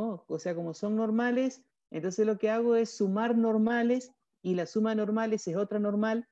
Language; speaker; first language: Spanish; native; Spanish